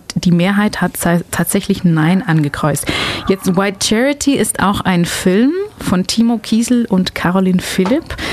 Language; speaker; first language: German; non-native, fluent; Dutch